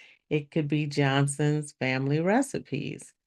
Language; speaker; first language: English; native; English